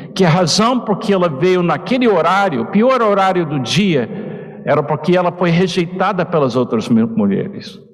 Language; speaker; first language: Portuguese; non-native, fluent; English